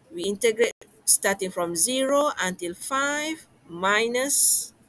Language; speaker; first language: English; non-native, local second language; Malay